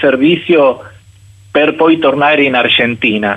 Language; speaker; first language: Italian; non-native, fluent; Spanish